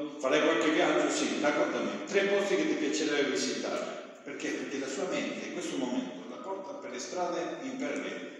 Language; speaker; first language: Italian; non-native, fluent; Spanish